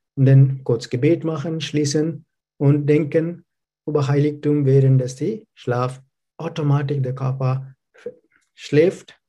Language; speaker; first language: German; non-native, learner; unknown